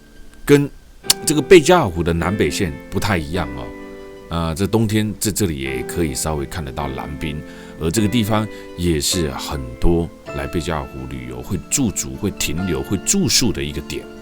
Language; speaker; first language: Chinese; native; Chinese